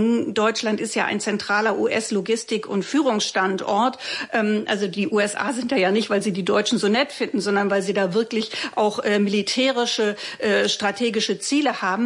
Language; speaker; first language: German; native; German